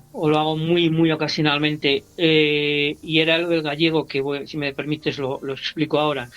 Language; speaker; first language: Spanish; native; Spanish